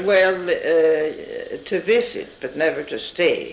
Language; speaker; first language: English; non-native, fluent; Swedish